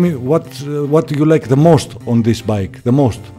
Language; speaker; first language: English; non-native, learner; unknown